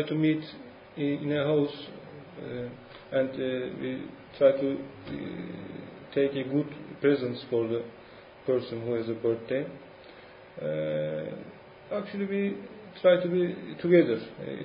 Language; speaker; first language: English; non-native, learner; Turkish